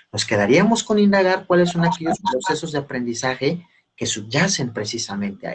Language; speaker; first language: Spanish; native; Spanish